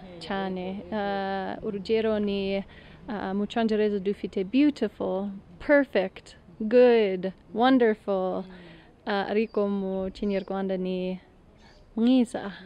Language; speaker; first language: Kinyarwanda; non-native, learner; English